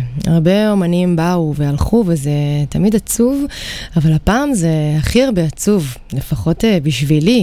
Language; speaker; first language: Hebrew; native; Hebrew